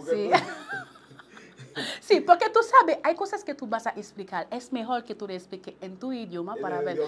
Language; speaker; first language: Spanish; non-native, local second language; Haitian Creole